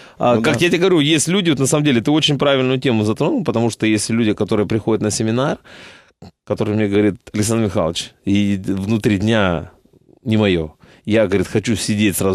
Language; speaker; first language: Russian; native; Russian